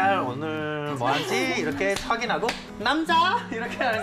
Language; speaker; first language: Korean; non-native, fluent; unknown